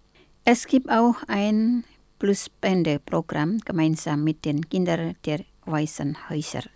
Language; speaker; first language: German; non-native, fluent; Indonesian